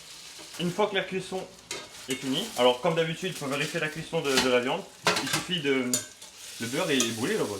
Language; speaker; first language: French; native; French